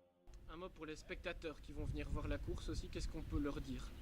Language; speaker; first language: French; native; French